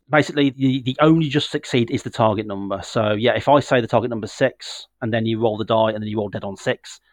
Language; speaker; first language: English; native; English